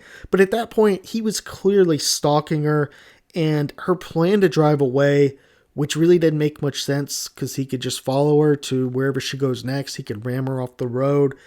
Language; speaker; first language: English; native; English